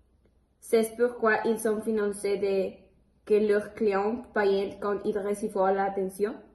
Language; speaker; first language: French; non-native, learner; Spanish